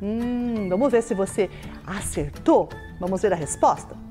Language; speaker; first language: Portuguese; native; Portuguese